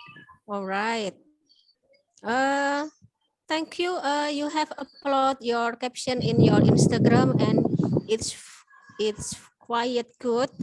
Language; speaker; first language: English; non-native, learner; Indonesian